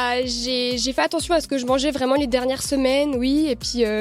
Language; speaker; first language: French; native; French